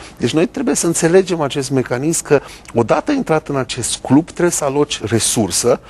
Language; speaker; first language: Romanian; native; Romanian